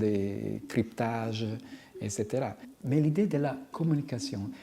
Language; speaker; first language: French; non-native, fluent; Italian